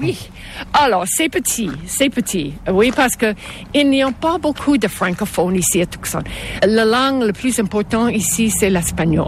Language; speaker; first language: French; non-native, fluent; English